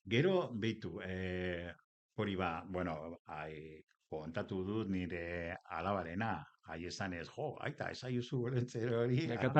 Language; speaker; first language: Basque; non-native, local second language; Spanish